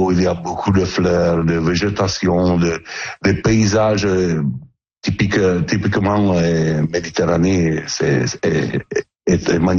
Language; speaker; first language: French; non-native, learner; Italian